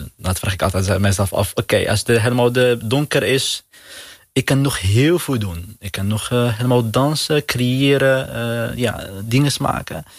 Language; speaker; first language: Dutch; non-native, learner; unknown